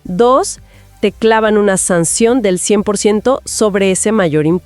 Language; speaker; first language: Spanish; native; Spanish